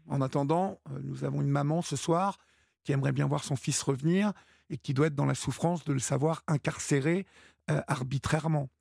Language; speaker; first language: French; native; French